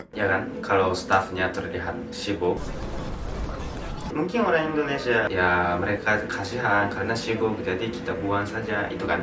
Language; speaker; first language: Indonesian; non-native, fluent; Japanese